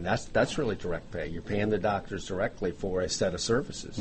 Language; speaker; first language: English; native; English